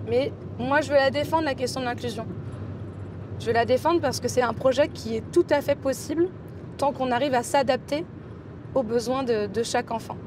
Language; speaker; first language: French; native; French